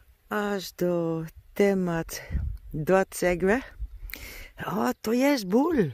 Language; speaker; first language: Polish; non-native, learner; Dutch